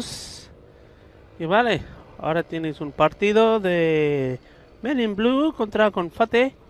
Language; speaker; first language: Spanish; non-native, learner; Punjabi